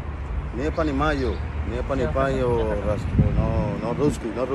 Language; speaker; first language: Russian; non-native, learner; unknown